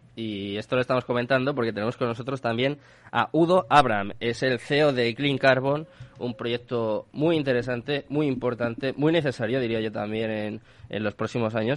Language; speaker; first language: Spanish; native; Spanish